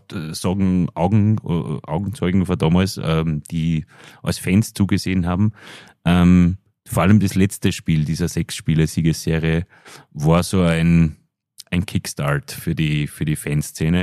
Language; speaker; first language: German; native; German